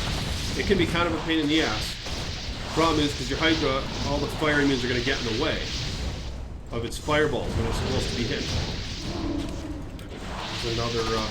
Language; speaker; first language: English; native; English